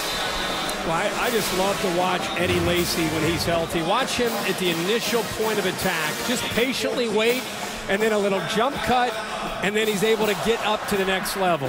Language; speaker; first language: English; native; English